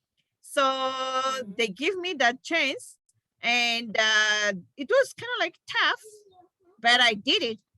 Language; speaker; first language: English; non-native, local second language; Malagasy